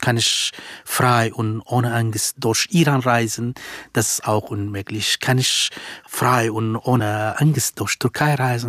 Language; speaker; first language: German; non-native, fluent; Kurdish